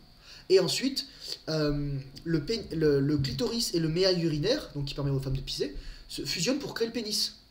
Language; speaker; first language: French; native; French